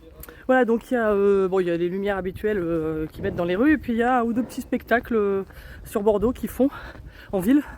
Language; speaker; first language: French; native; French